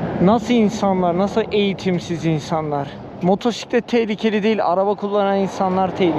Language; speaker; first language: Turkish; native; Turkish